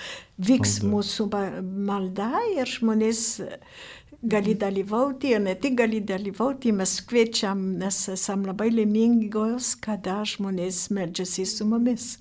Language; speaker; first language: Lithuanian; non-native, fluent; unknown